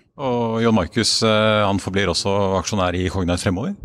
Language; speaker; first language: Norwegian; native; Norwegian